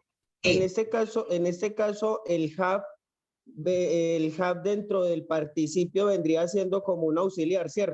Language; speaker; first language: Spanish; native; Spanish